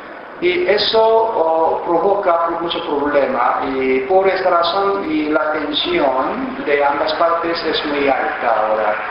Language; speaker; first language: Spanish; non-native, fluent; Korean